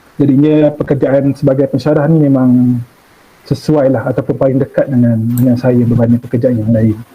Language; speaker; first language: Malay; native; Malay